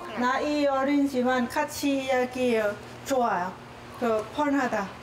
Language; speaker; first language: Korean; non-native, learner; Lao